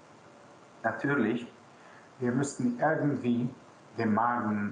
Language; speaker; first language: German; non-native, local second language; Hungarian